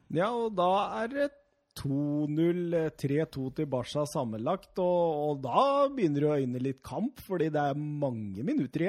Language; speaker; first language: Norwegian; native; Norwegian